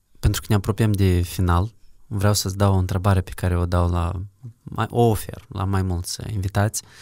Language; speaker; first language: Romanian; native; Romanian